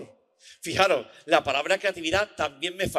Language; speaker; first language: Spanish; native; Spanish